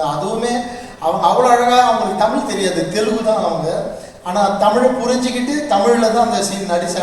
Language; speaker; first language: Tamil; native; Tamil